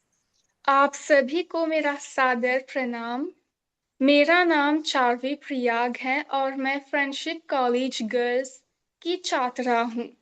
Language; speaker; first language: Hindi; non-native, local second language; Morisyen